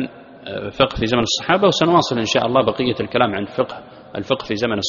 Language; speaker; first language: Arabic; native; Arabic